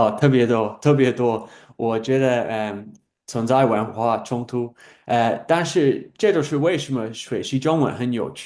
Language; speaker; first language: Chinese; non-native, fluent; English